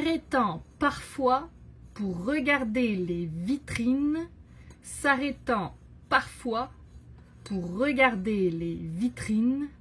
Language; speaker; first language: French; native; French